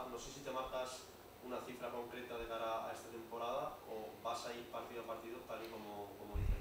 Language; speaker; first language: Spanish; native; Spanish